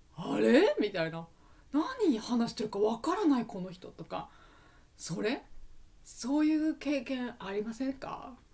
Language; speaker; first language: Japanese; native; Japanese